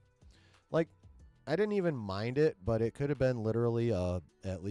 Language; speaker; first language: English; native; English